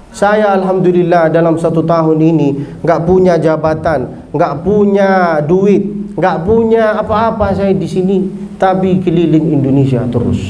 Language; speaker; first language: Malay; non-native, fluent; Arabic